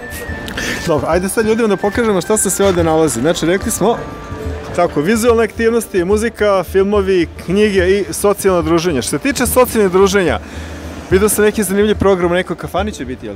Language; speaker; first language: Serbian; native; Serbian